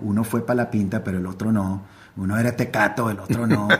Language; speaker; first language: Spanish; early bilingual, other home language; English